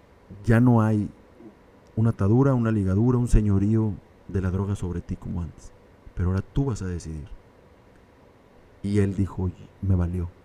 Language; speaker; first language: Spanish; native; Spanish